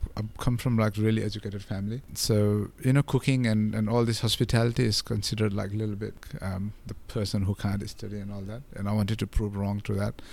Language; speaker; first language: English; non-native, local second language; Nepali